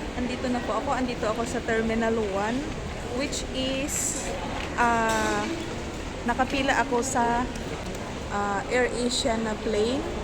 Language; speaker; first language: Filipino; non-native, local second language; Cebuano